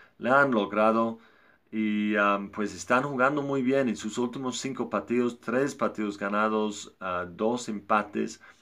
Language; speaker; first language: Spanish; non-native, fluent; English